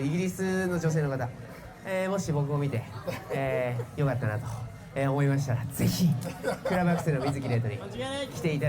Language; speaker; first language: Japanese; native; Japanese